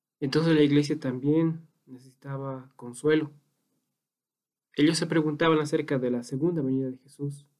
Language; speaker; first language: Spanish; native; Spanish